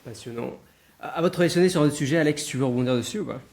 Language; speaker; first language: French; native; French